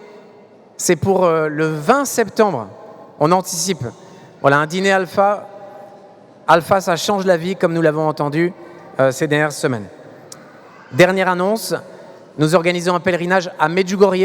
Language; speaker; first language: French; native; French